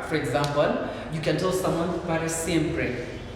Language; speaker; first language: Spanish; non-native, learner; English